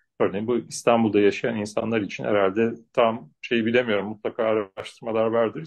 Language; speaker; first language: Turkish; native; Turkish